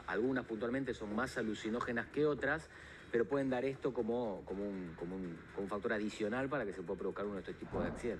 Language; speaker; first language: Spanish; native; Spanish